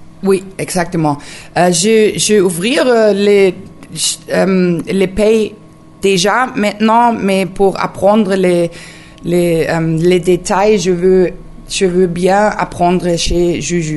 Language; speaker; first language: French; non-native, learner; German